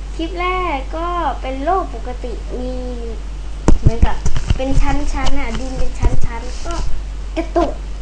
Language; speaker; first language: Thai; native; Thai